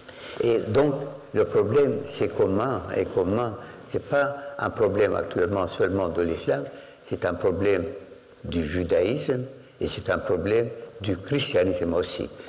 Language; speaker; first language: French; non-native, fluent; Arabic